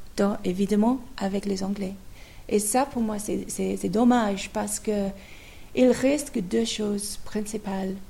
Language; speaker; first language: French; non-native, fluent; English